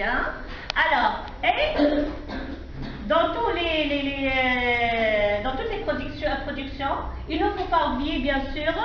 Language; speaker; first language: French; non-native, local second language; Arabic